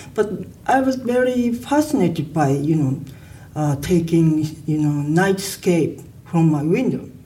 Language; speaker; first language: English; non-native, learner; Japanese